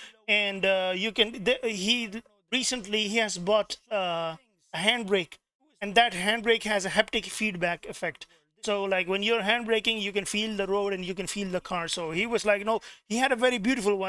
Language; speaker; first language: English; non-native, local second language; Pashto